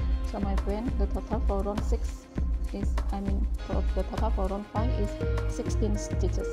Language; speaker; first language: English; non-native, learner; Indonesian